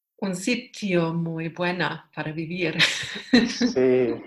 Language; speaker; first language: Spanish; non-native, learner; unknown